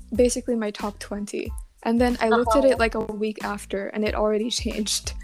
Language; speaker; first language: English; non-native, local second language; Cantonese